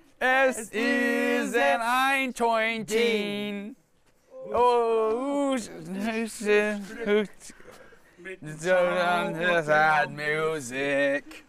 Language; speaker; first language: German; non-native, learner; English